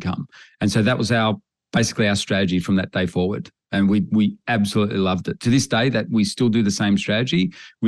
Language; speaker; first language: English; native; English